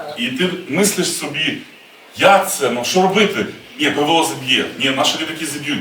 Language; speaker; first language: Ukrainian; native; Ukrainian